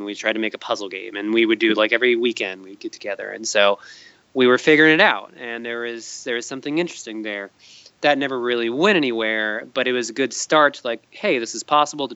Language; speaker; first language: English; native; English